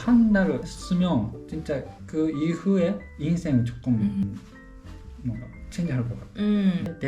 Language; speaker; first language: Korean; non-native, learner; Japanese